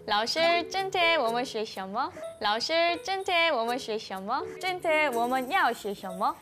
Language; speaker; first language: Chinese; non-native, learner; Korean